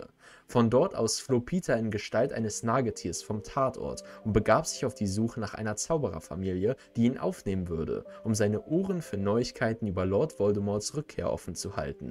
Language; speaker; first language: German; native; German